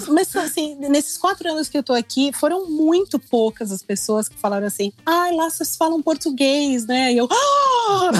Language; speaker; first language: Portuguese; native; Portuguese